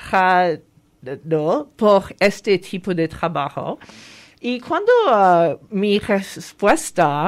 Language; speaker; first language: Spanish; non-native, fluent; French